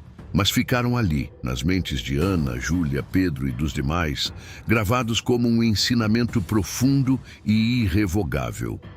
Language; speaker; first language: Portuguese; native; Portuguese